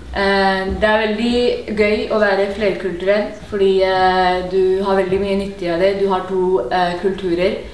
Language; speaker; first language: Norwegian; early bilingual, other home language; Urdu